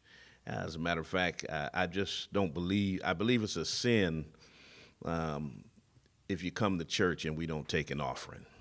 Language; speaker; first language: English; native; English